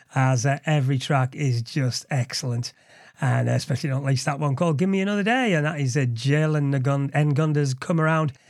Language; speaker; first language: English; native; English